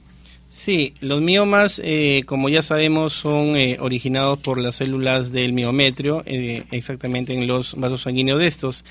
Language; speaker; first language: Spanish; native; Spanish